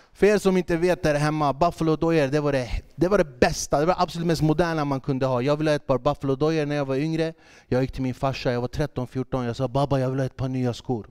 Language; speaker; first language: Swedish; early bilingual, other home language; Kurdish